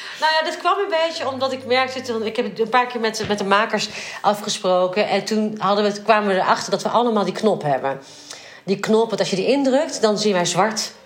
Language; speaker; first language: Dutch; native; Dutch